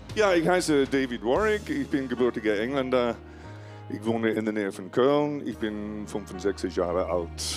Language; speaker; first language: German; non-native, fluent; English